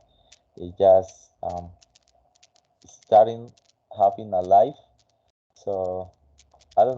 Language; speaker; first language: English; non-native, fluent; Spanish